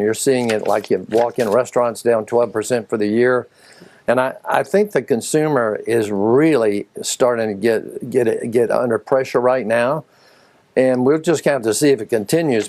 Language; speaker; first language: English; native; English